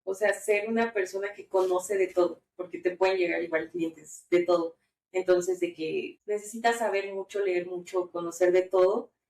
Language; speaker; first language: Spanish; native; Spanish